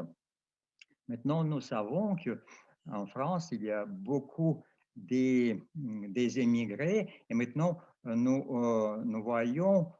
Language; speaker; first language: French; non-native, fluent; Russian